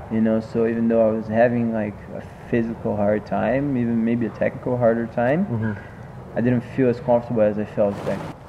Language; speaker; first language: English; non-native, fluent; Portuguese